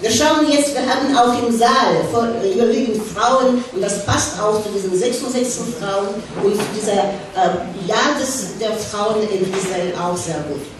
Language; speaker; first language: German; non-native, fluent; Russian